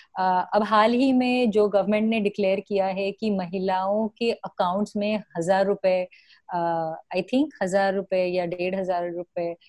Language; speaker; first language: Hindi; non-native, local second language; Marathi